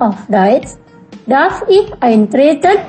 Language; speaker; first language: German; non-native, fluent; Indonesian